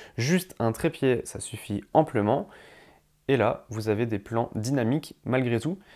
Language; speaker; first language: French; native; French